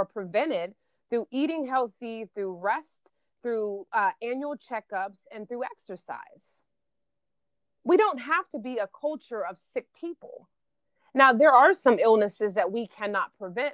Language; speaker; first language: English; native; English